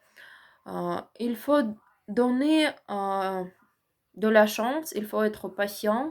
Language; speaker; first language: French; non-native, learner; Ukrainian